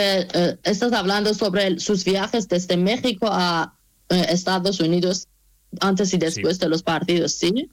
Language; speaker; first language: Spanish; non-native, fluent; Persian